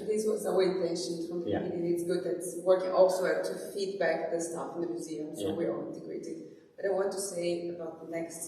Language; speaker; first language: English; non-native, fluent; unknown